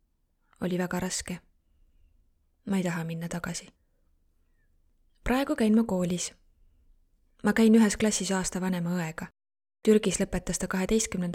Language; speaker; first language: Estonian; non-native, learner; Arabic